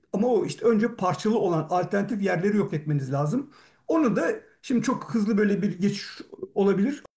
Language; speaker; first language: Turkish; native; Turkish